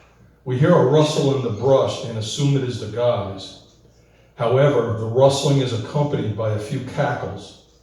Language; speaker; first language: English; native; English